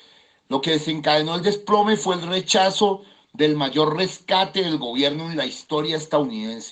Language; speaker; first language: Spanish; native; Spanish